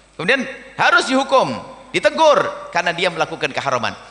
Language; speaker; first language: Indonesian; non-native, fluent; Javanese